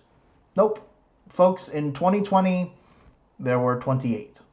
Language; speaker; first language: English; native; English